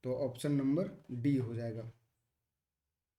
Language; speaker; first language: Hindi; native; Hindi